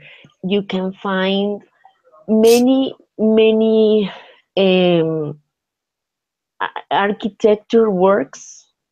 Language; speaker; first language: English; non-native, learner; Spanish